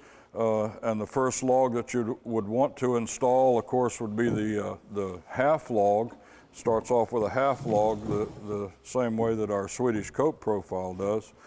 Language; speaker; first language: English; native; English